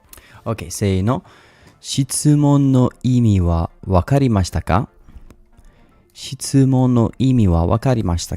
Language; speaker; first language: Japanese; non-native, learner; Italian